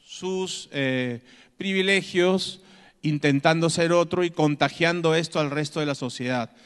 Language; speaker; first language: Spanish; native; Spanish